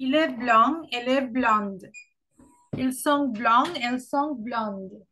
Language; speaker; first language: French; non-native, fluent; Sinhala